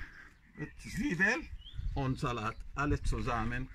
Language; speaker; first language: German; non-native, learner; Arabic